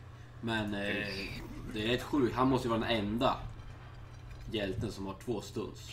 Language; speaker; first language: Swedish; native; Swedish